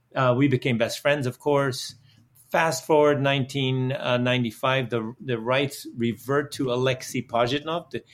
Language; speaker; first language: English; early bilingual, other home language; Dutch